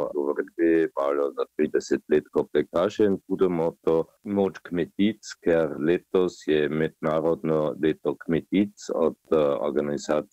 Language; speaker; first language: Slovenian; non-native, learner; German